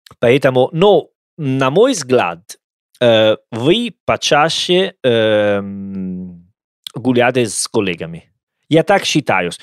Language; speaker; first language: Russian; non-native, learner; Italian